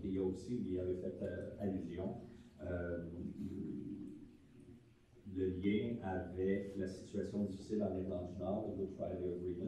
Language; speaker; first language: French; native; French